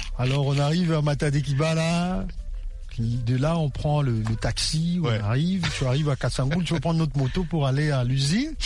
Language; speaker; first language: French; non-native, local second language; Lingala